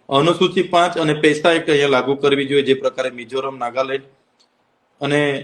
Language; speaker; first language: Gujarati; non-native, local second language; Vasavi